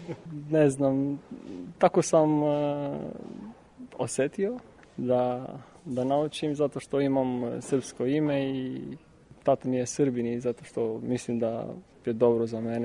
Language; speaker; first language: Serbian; non-native, learner; Romanian